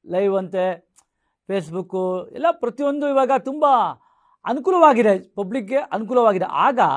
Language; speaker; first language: Kannada; non-native, local second language; Marathi